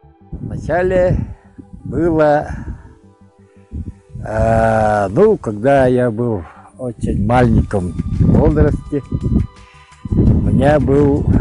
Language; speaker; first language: Russian; non-native, local second language; Yakut